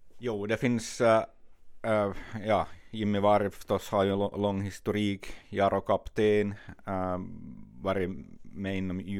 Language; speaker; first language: Swedish; native; Swedish